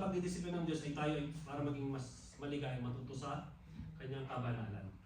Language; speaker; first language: Filipino; non-native, local second language; Waray